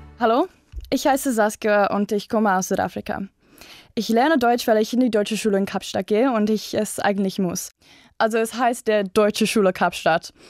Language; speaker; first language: German; non-native, fluent; English